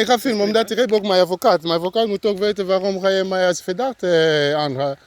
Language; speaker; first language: Dutch; non-native, learner; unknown